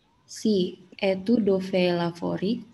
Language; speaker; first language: Italian; non-native, learner; Indonesian